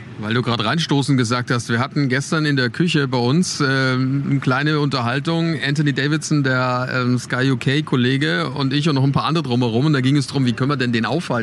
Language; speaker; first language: German; native; German